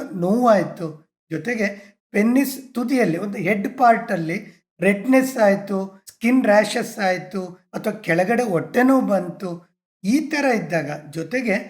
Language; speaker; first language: Kannada; native; Kannada